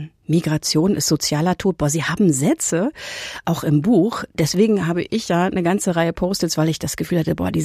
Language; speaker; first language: German; native; German